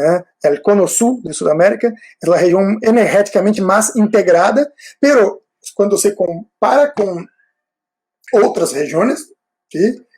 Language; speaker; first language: Spanish; non-native, fluent; Portuguese